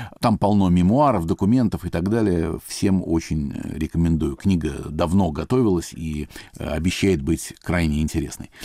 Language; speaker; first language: Russian; native; Russian